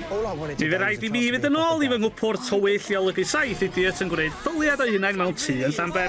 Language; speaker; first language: Welsh; native; Welsh